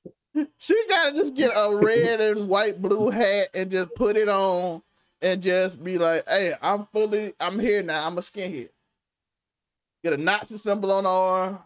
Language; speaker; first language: English; native; English